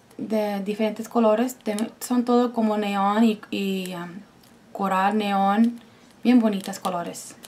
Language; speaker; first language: Spanish; non-native, fluent; English